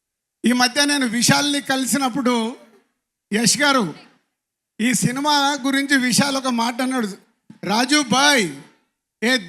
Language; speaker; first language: Telugu; native; Telugu